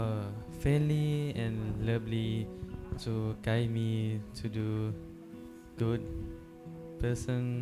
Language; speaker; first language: English; non-native, learner; Thai